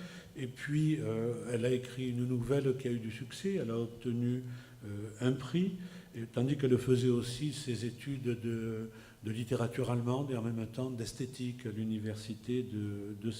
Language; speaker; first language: French; native; French